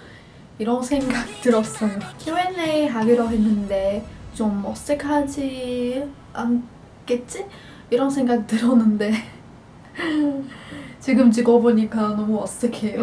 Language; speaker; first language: Korean; non-native, fluent; Portuguese